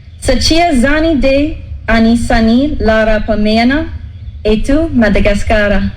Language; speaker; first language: Malagasy; non-native, learner; English